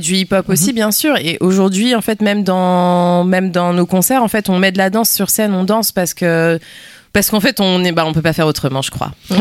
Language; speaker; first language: French; early bilingual, other home language; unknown